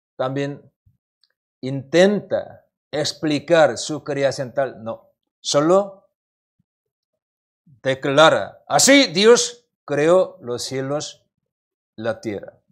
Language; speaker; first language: Spanish; non-native, learner; Korean